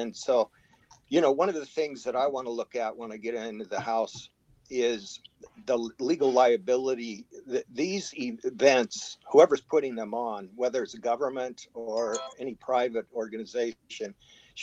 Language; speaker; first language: English; native; English